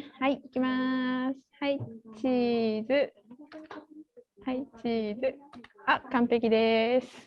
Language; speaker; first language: Japanese; native; Japanese